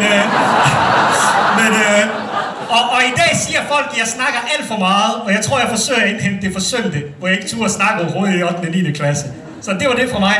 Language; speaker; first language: Danish; non-native, fluent; Bosnian